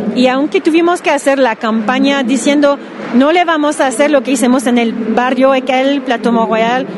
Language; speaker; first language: Spanish; non-native, fluent; English